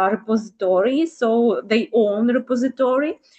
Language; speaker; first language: English; non-native, fluent; Ukrainian